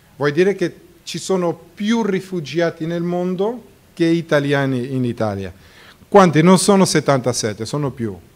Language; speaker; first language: Italian; non-native, fluent; Portuguese